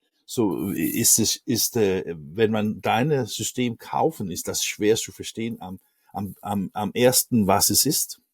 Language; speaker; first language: German; non-native, learner; Danish